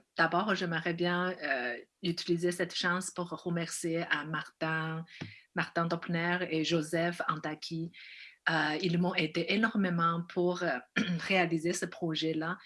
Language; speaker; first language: French; non-native, fluent; Chinese